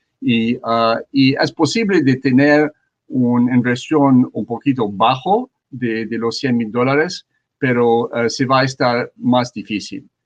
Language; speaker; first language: Spanish; non-native, learner; French